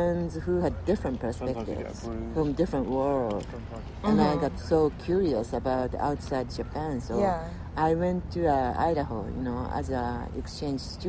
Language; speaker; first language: English; non-native, fluent; Japanese